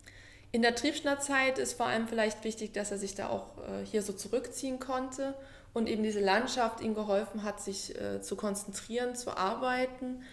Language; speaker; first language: German; native; German